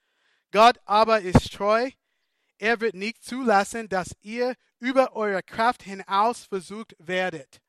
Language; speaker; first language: German; non-native, fluent; English